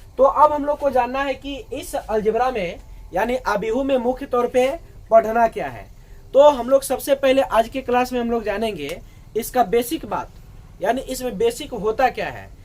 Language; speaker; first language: Hindi; native; Hindi